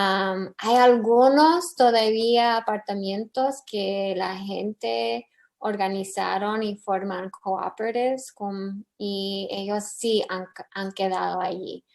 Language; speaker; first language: Spanish; early bilingual, heritage; English